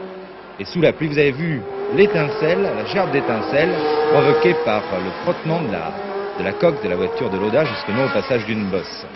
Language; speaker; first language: French; native; French